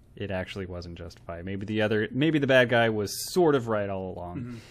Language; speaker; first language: English; native; English